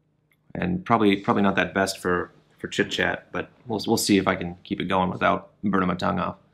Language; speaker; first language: English; native; English